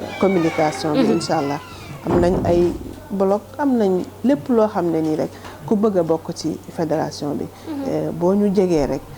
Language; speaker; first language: Wolof; native; Wolof